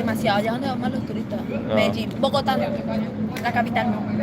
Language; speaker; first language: Spanish; native; Spanish